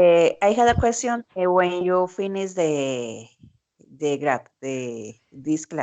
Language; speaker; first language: English; non-native, learner; Spanish